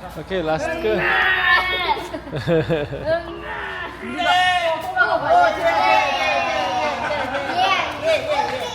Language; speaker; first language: Korean; native; Korean